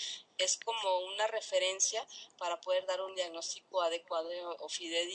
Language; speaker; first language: Spanish; native; Spanish